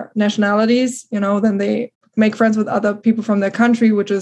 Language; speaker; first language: English; non-native, fluent; German